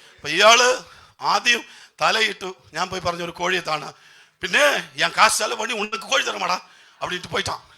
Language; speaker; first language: Malayalam; non-native, local second language; Tamil